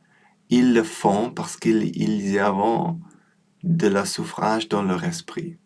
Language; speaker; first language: French; non-native, learner; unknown